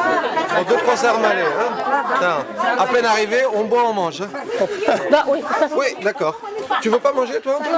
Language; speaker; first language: French; native; French